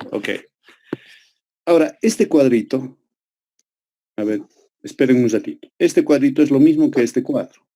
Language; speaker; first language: Spanish; native; Spanish